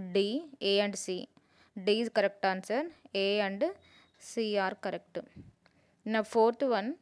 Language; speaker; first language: English; non-native, local second language; Telugu